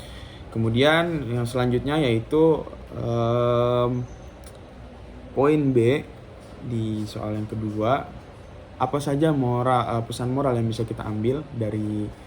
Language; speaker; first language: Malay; non-native, local second language; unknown